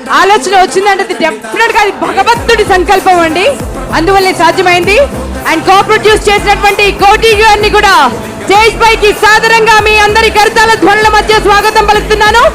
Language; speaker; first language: Telugu; native; Telugu